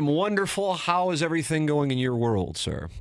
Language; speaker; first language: English; native; English